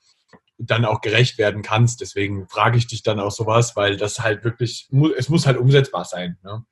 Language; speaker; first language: German; native; German